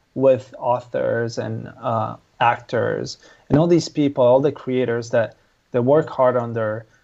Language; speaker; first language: English; non-native, fluent; Italian